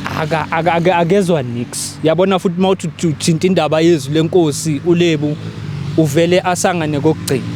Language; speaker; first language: Zulu; non-native, local second language; Southern Sotho